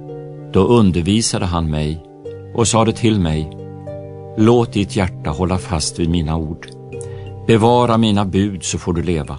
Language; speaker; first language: Swedish; native; Swedish